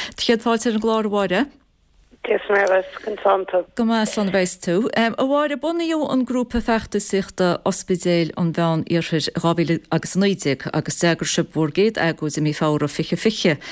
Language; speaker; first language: Irish; native; Irish